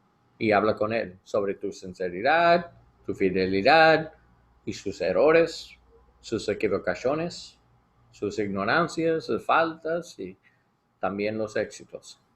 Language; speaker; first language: Spanish; non-native, learner; English